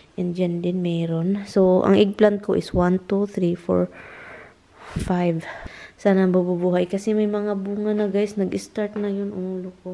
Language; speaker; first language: Filipino; non-native, local second language; Cebuano